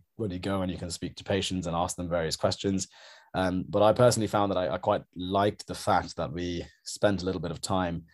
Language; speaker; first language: English; native; English